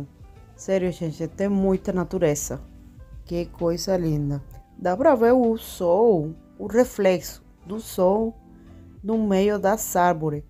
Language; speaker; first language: Portuguese; non-native, fluent; Spanish